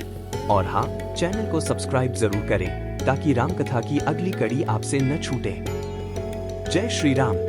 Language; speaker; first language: Hindi; native; Hindi